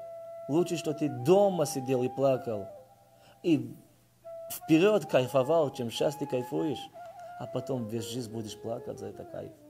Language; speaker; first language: Russian; early bilingual, heritage; Russian